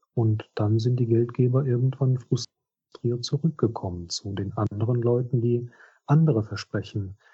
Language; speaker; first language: German; non-native, fluent; Russian